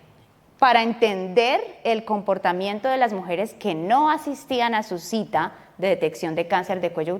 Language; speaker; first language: Spanish; native; Spanish